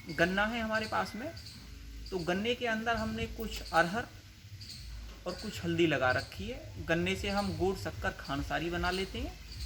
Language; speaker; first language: Hindi; native; Hindi